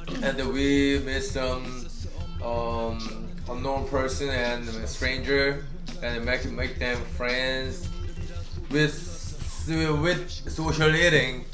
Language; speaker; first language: English; non-native, learner; Korean